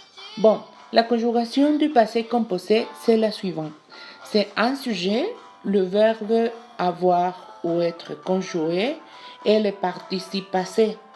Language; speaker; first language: French; non-native, learner; Spanish